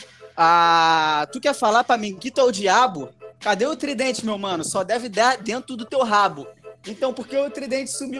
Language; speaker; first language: Portuguese; native; Portuguese